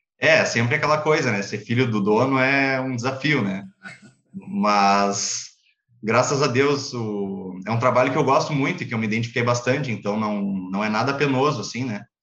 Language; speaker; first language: Portuguese; native; Portuguese